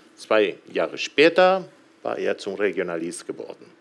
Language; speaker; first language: German; non-native, fluent; Galician